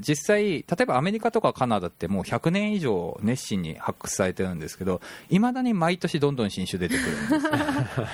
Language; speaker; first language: Japanese; native; Japanese